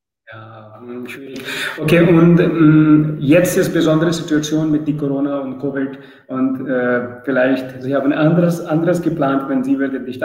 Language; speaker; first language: German; non-native, learner; Urdu